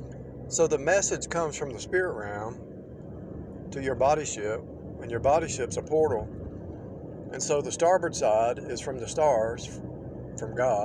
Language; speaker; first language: English; native; English